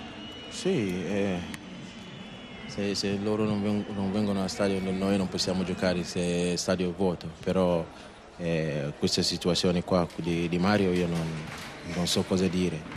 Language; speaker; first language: Italian; non-native, fluent; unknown